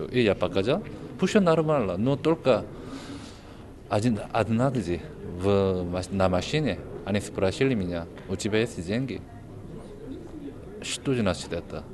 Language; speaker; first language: Russian; non-native, learner; Korean